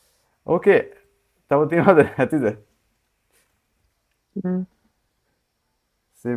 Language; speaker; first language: French; non-native, fluent; Sinhala